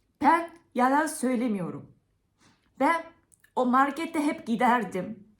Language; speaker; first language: Turkish; non-native, fluent; Japanese